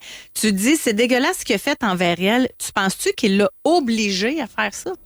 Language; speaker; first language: French; native; French